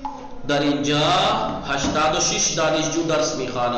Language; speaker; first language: Persian; non-native, fluent; Urdu